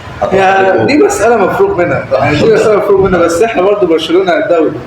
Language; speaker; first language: Arabic; native; Arabic